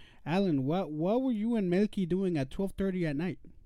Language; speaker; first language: English; early bilingual, other home language; Spanish